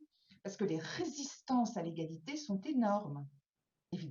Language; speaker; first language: French; native; French